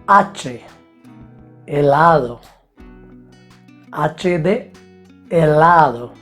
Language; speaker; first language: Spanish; non-native, fluent; Hindi